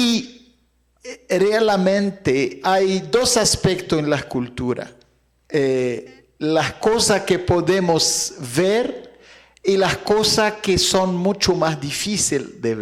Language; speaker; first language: Spanish; non-native, fluent; Arabic